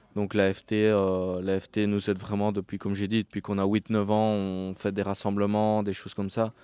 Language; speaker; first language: French; native; French